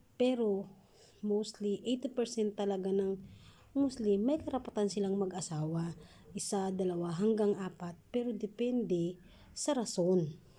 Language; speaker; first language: Filipino; native; Filipino